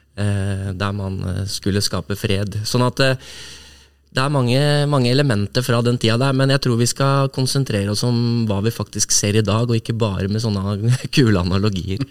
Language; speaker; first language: Norwegian; native; Norwegian